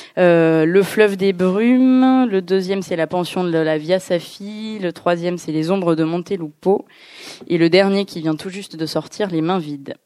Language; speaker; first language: French; native; French